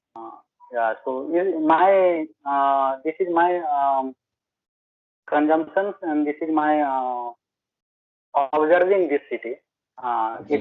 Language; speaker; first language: English; non-native, learner; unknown